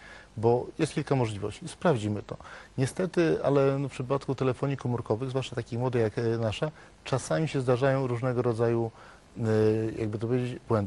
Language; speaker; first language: Polish; native; Polish